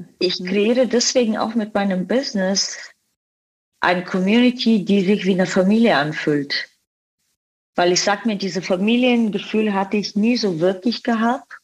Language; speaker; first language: German; non-native, fluent; Bulgarian